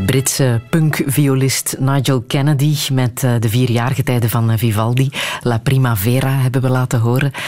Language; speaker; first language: Dutch; native; Dutch